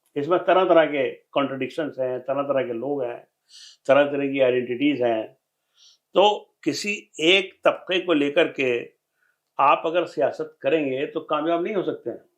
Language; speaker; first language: Urdu; native; Urdu